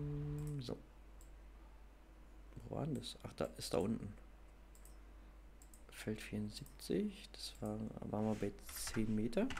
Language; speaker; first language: German; native; German